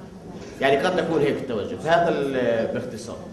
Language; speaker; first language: Arabic; native; Arabic